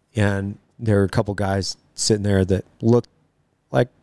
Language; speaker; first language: English; native; English